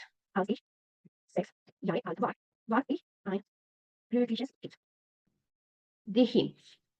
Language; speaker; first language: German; non-native, fluent; Spanish